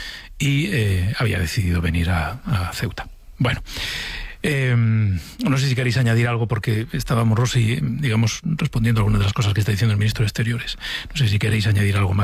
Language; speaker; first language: Spanish; native; Spanish